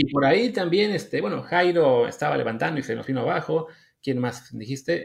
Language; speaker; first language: Spanish; native; Spanish